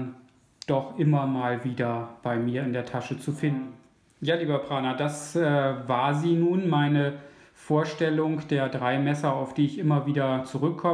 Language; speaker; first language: German; native; German